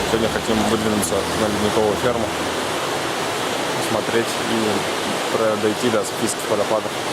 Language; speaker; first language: Russian; native; Russian